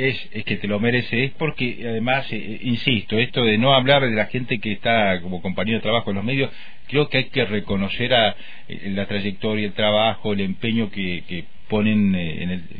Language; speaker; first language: Spanish; native; Spanish